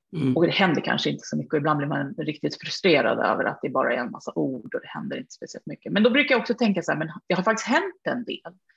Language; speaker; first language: Swedish; native; Swedish